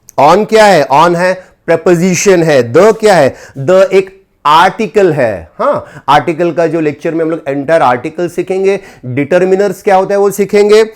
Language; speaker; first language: Hindi; non-native, local second language; Marathi